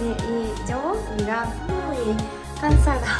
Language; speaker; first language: Spanish; non-native, learner; Japanese